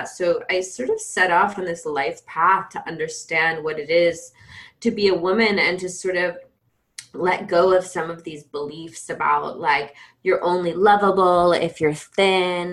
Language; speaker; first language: English; native; English